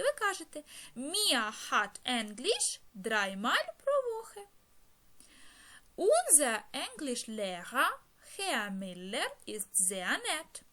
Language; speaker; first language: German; non-native, fluent; Ukrainian